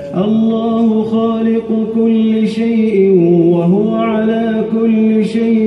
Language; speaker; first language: Arabic; native; Arabic